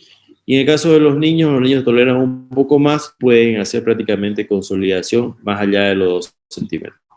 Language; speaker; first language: Spanish; native; Spanish